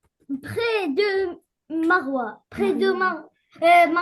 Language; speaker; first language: French; non-native, learner; Arabic